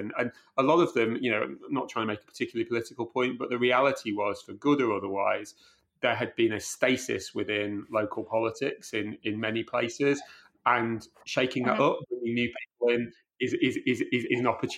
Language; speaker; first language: English; native; English